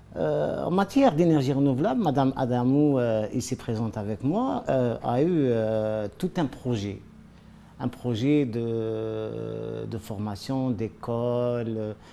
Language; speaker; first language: French; non-native, local second language; Arabic